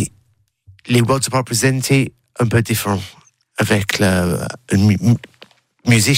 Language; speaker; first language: French; non-native, learner; English